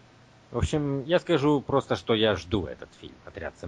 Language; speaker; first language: Russian; native; Russian